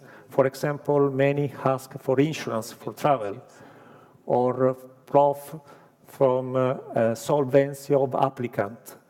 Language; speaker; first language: English; non-native, learner; Italian